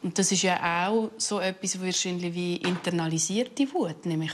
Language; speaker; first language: German; native; German